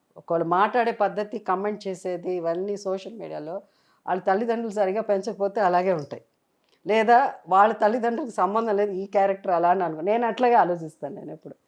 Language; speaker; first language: Telugu; native; Telugu